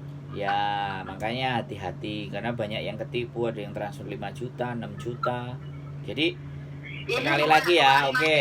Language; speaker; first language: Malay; non-native, local second language; Javanese